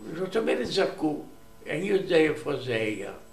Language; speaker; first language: Hebrew; non-native, learner; Romanian